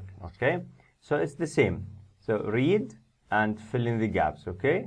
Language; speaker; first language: English; non-native, fluent; Arabic